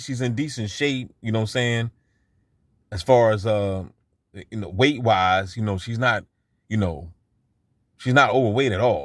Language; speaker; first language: English; native; English